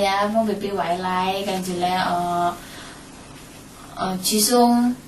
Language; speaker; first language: Cantonese; non-native, learner; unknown